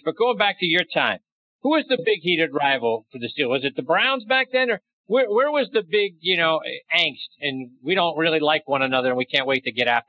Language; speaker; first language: English; native; English